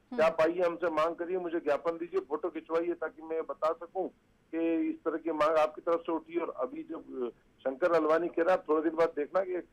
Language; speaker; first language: Hindi; native; Hindi